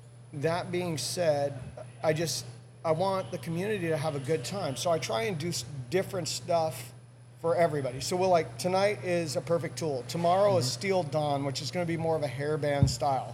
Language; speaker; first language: English; native; English